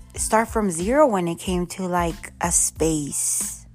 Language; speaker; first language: English; early bilingual, other home language; Spanish